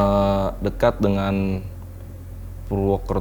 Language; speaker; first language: Indonesian; native; Indonesian